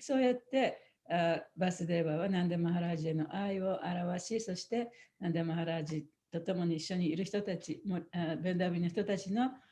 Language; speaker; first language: Japanese; native; Japanese